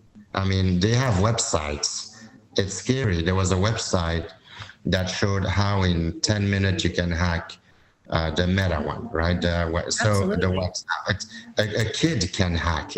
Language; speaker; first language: English; non-native, fluent; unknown